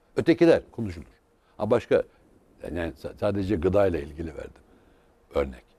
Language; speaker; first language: Turkish; native; Turkish